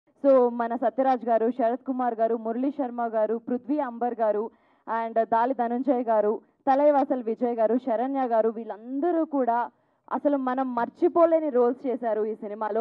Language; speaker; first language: Telugu; native; Telugu